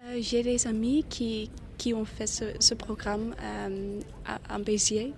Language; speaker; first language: French; non-native, learner; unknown